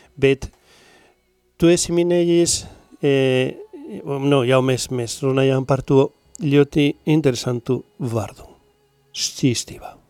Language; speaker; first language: Latvian; non-native, learner; Spanish